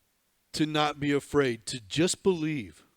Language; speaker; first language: English; native; English